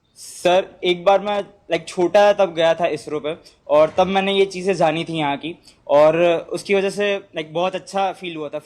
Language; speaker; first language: Hindi; non-native, local second language; Gujarati